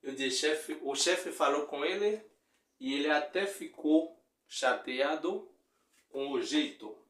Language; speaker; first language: Portuguese; non-native, fluent; Haitian Creole